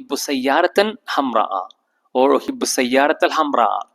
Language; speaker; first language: Arabic; non-native, fluent; Malayalam